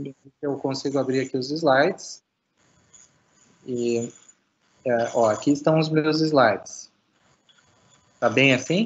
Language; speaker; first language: Portuguese; native; Portuguese